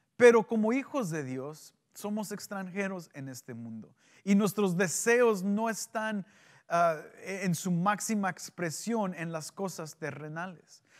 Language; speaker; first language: Spanish; early bilingual, heritage; Spanish